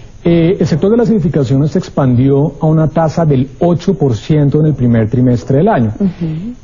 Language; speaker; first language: Spanish; native; Spanish